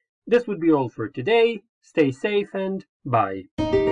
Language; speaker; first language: English; non-native, fluent; Croatian